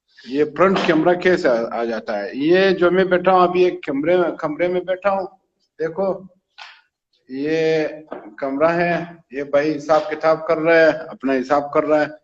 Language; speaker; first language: Hindi; non-native, fluent; Pashto